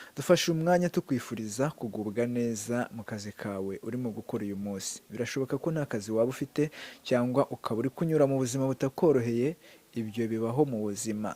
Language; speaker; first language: Kinyarwanda; native; Kinyarwanda